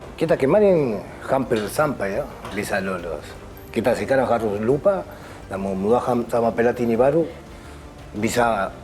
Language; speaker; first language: Indonesian; non-native, fluent; Spanish